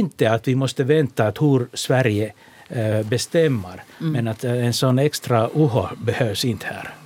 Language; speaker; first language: Swedish; non-native, local second language; Finnish